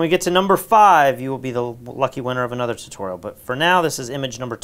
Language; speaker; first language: English; native; English